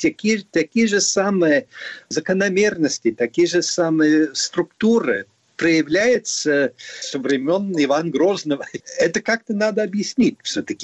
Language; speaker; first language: Russian; non-native, fluent; English